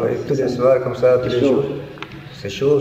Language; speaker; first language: French; non-native, learner; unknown